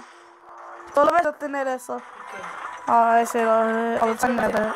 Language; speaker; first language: Spanish; early bilingual, heritage; Spanish